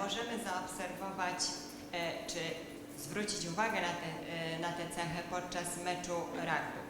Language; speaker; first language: Polish; native; Polish